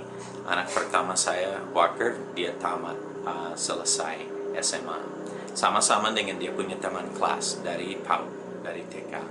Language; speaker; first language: Indonesian; non-native, fluent; English